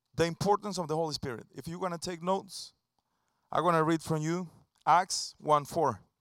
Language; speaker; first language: English; non-native, fluent; Spanish